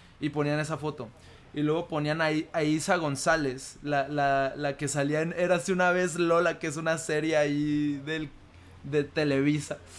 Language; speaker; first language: Spanish; early bilingual, heritage; Spanish